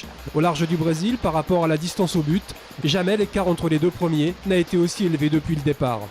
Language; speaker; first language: French; native; French